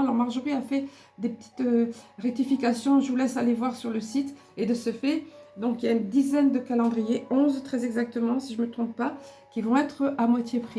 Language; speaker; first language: French; native; French